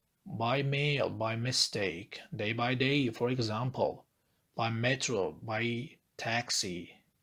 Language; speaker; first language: English; non-native, fluent; Azerbaijani